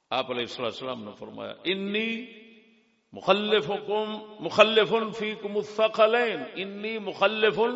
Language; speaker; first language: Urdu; non-native, local second language; Punjabi